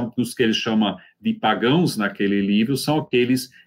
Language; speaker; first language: Portuguese; non-native, fluent; Swiss German